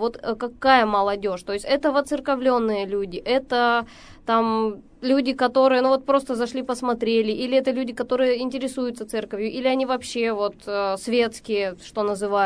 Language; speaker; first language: Russian; native; Russian